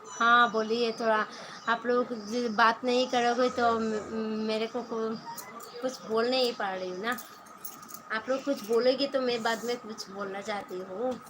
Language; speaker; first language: Hindi; non-native, local second language; Bangla